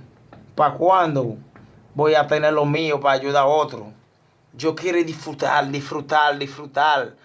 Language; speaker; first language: Spanish; non-native, learner; Haitian Creole